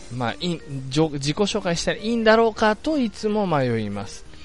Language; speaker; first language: Japanese; non-native, fluent; English